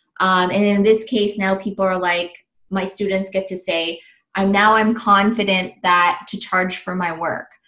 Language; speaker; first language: English; early bilingual, other home language; Filipino